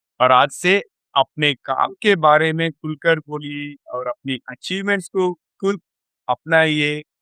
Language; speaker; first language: Hindi; native; Hindi